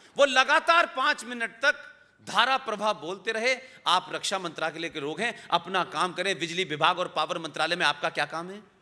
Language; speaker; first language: Hindi; native; Hindi